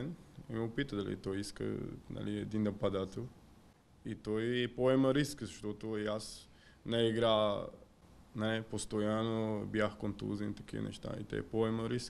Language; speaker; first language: Bulgarian; non-native, learner; Portuguese